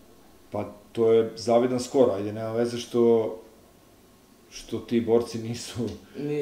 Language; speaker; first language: Serbian; native; Serbian